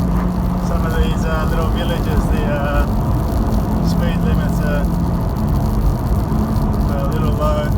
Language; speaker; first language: English; native; English